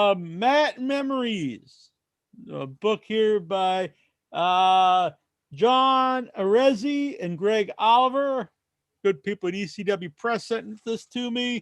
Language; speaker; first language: English; native; English